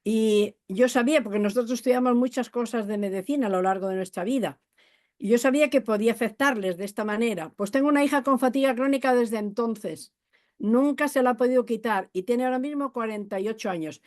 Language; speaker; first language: Spanish; native; Spanish